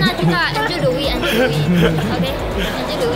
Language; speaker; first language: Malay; non-native, local second language; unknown